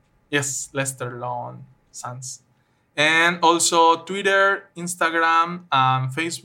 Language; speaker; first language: English; non-native, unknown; Spanish